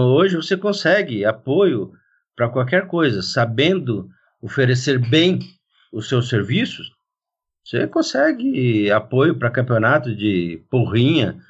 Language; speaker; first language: Portuguese; native; Portuguese